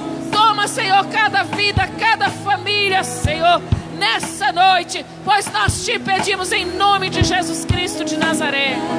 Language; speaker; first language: Portuguese; native; Portuguese